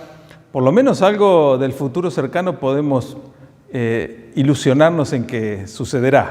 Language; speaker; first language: Spanish; native; Spanish